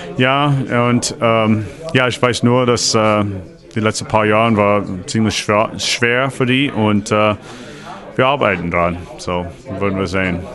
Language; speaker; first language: German; non-native, learner; English